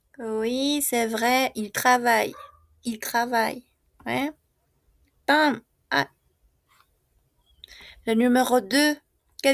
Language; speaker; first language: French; non-native, fluent; Spanish